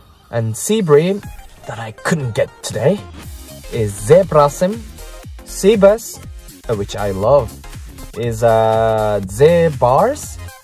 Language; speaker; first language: English; non-native, fluent; Japanese